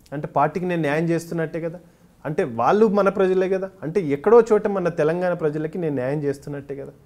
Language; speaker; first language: Telugu; native; Telugu